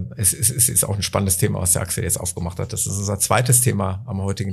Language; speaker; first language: German; native; German